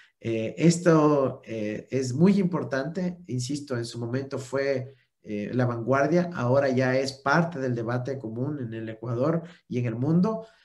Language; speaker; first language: Spanish; native; Spanish